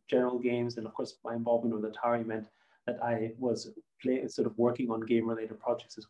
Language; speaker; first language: English; non-native, fluent; German